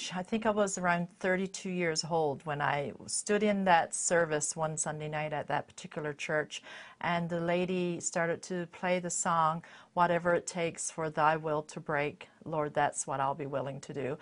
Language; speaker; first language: English; native; English